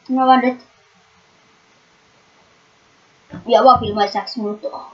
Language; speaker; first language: Norwegian; native; Norwegian